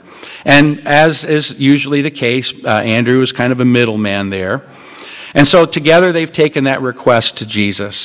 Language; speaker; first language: English; native; English